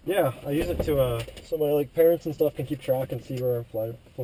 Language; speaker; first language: English; native; English